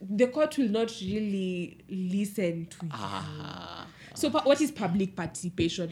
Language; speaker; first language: English; non-native, local second language; Luo (Kenya and Tanzania)